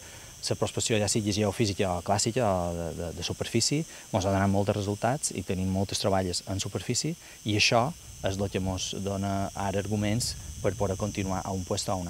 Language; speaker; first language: Catalan; native; Catalan